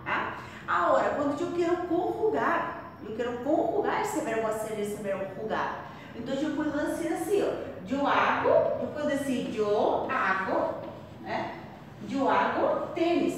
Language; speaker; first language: Spanish; non-native, fluent; Portuguese